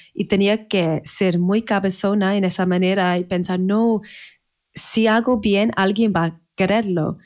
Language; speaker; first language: Spanish; non-native, fluent; English